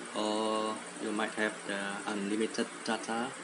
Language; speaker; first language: English; non-native, local second language; Malay